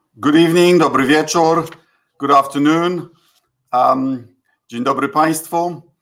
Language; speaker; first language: Polish; native; Polish